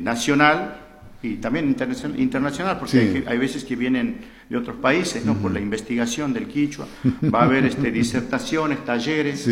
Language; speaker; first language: Spanish; native; Spanish